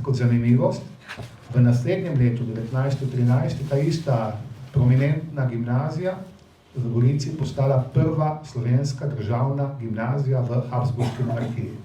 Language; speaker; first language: Slovenian; native; Slovenian